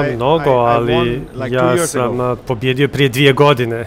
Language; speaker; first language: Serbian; early bilingual, heritage; Albanian